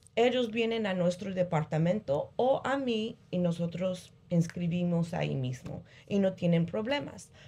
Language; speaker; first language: Spanish; early bilingual, heritage; Spanish